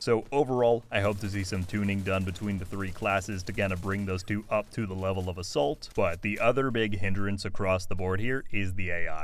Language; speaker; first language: English; native; English